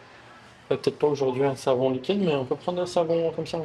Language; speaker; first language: French; native; French